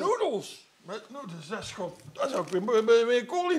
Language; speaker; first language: Dutch; native; Dutch